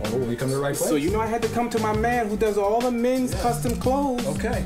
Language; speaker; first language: English; native; English